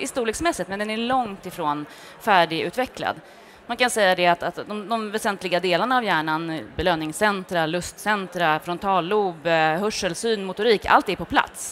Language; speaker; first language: Swedish; native; Swedish